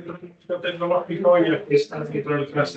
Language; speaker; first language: Spanish; native; Spanish